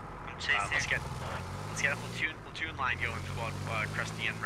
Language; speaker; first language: English; native; English